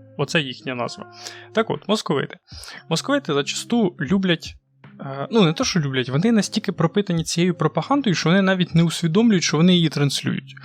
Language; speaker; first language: Ukrainian; non-native, local second language; Russian